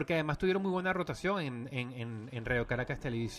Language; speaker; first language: Spanish; native; Spanish